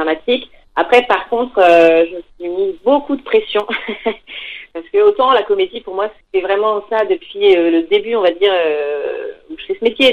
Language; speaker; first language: French; native; French